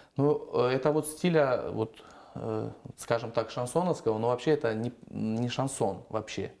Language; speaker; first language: Russian; non-native, local second language; Armenian